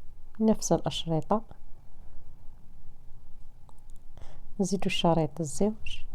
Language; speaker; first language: Arabic; native; Arabic